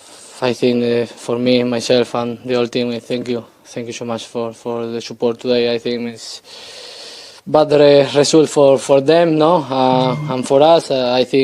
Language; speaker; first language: English; non-native, learner; Spanish